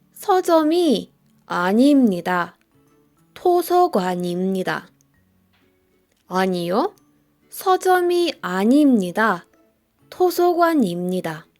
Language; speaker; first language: Korean; non-native, fluent; Polish